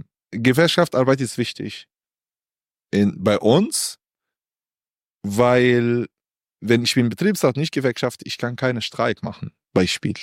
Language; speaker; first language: German; non-native, learner; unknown